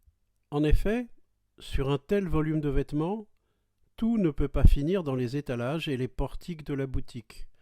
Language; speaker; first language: French; native; French